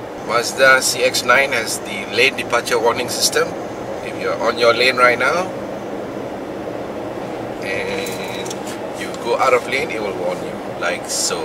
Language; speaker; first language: English; non-native, local second language; Malay